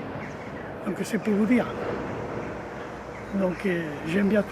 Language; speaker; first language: French; native; French